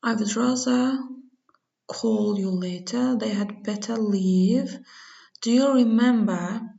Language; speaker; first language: English; non-native, fluent; Azerbaijani